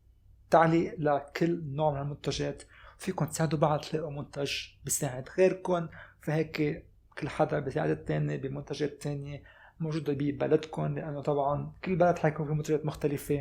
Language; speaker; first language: Arabic; native; Arabic